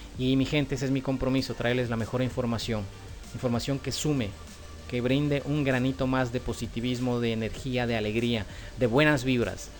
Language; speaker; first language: Spanish; native; Spanish